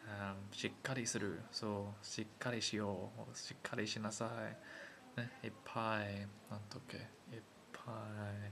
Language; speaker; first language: Japanese; non-native, learner; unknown